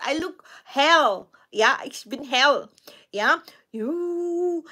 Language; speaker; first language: English; non-native, local second language; Filipino